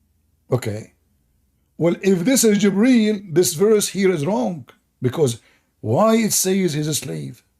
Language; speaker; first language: English; non-native, fluent; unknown